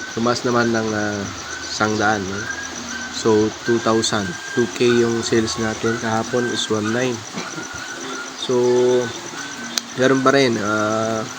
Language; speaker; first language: Filipino; non-native, local second language; Iloko